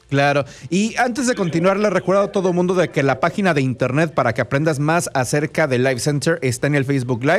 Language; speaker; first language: Spanish; native; Spanish